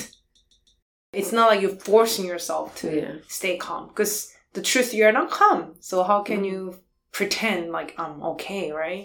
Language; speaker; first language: English; non-native, fluent; Korean